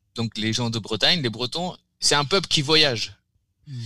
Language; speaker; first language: French; native; French